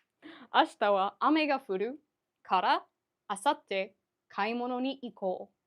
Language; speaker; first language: Japanese; non-native, fluent; English